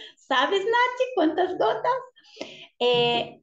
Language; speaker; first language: Spanish; non-native, learner; Portuguese